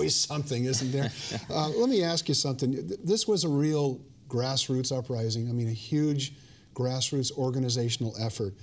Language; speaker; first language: English; native; English